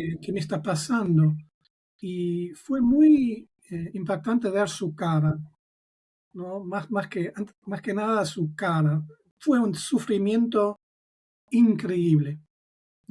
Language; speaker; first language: Spanish; non-native, fluent; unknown